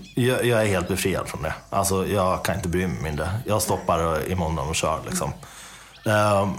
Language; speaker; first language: Swedish; early bilingual, other home language; Persian